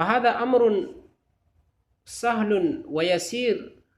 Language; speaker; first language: Arabic; non-native, fluent; Urdu